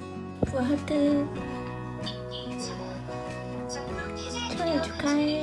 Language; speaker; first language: Korean; non-native, fluent; Nepali